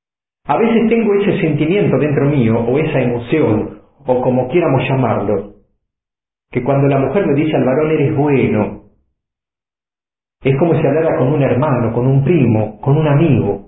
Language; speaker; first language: Spanish; native; Spanish